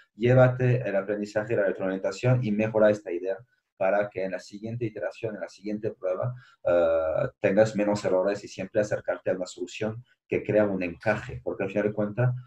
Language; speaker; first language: Spanish; non-native, fluent; French